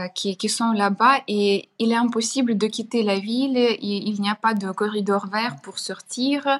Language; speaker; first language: French; non-native, fluent; Ukrainian